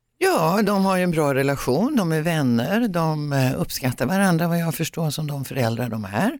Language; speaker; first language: Swedish; native; Swedish